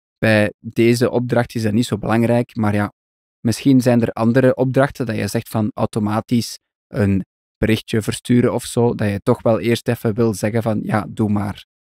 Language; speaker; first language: Dutch; native; Dutch